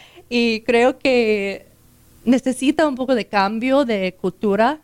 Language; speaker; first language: Spanish; non-native, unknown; English